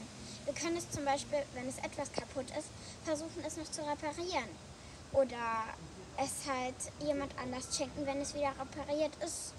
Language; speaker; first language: German; native; German